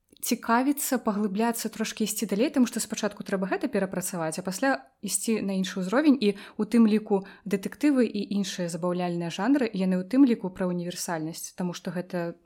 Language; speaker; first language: Belarusian; native; Belarusian